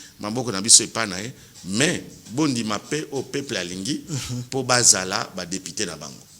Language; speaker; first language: Lingala; native; Lingala